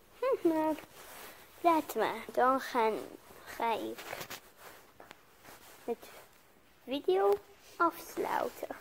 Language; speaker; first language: Dutch; non-native, learner; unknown